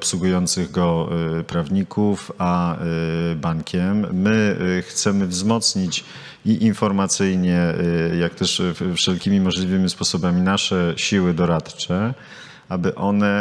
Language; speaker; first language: Polish; native; Polish